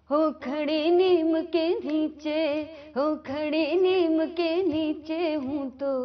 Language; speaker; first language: Urdu; non-native, local second language; Kashmiri